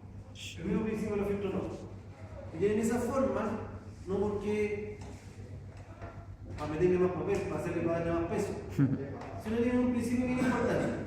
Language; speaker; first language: Spanish; native; Spanish